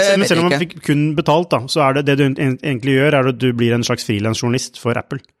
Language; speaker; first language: Norwegian; native; Norwegian